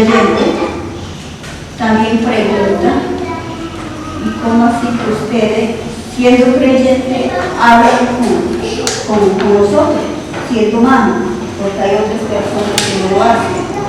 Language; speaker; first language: Spanish; non-native, local second language; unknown